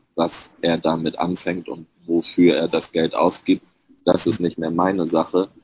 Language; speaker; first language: German; native; German